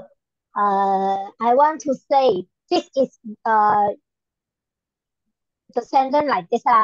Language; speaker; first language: English; non-native, learner; Malay